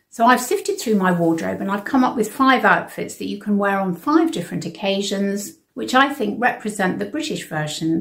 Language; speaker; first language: English; native; English